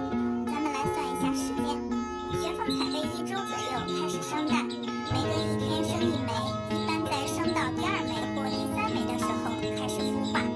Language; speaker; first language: Chinese; native; Chinese